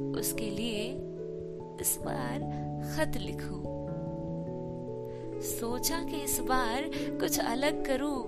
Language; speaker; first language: Hindi; native; Hindi